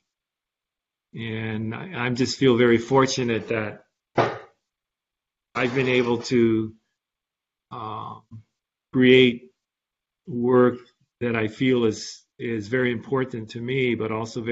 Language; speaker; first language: English; native; English